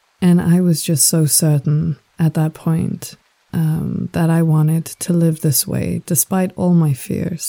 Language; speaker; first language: English; native; English